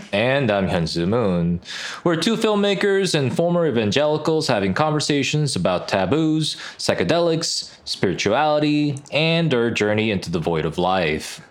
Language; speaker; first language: English; early bilingual, other home language; Korean